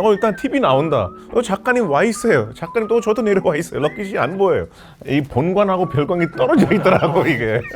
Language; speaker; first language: Korean; non-native, fluent; Hindi